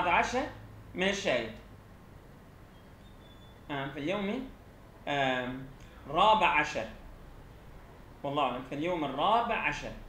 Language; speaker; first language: Arabic; non-native, fluent; Turkish